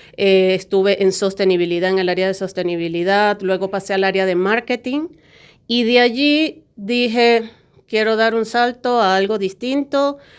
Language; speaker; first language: Spanish; native; Spanish